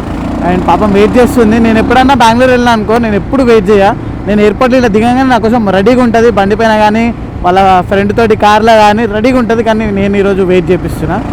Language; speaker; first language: Telugu; native; Telugu